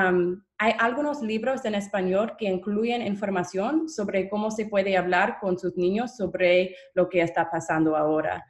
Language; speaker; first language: Spanish; non-native, fluent; English